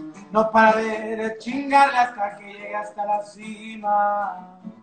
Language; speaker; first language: Spanish; early bilingual, heritage; Spanish